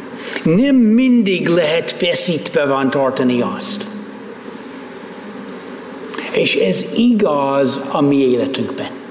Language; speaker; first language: Hungarian; non-native, fluent; English